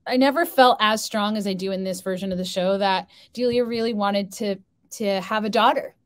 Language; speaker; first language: English; native; English